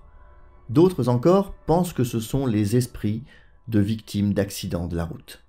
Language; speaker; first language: French; native; French